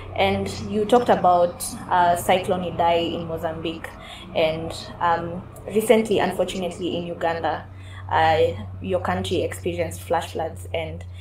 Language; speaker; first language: English; non-native, local second language; Kalenjin